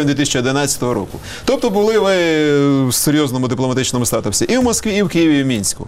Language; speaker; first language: Ukrainian; native; Ukrainian